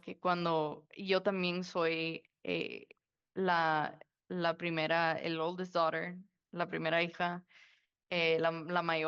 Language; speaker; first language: Spanish; early bilingual, heritage; Spanish